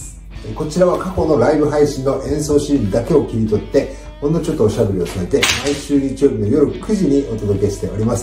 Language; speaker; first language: Japanese; native; Japanese